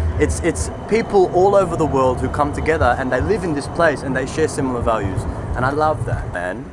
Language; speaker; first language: English; native; English